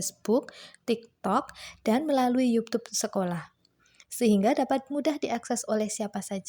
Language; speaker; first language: Indonesian; native; Indonesian